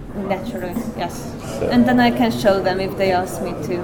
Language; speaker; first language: English; non-native, fluent; Hungarian